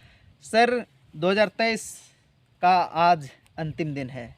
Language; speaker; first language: Hindi; native; Hindi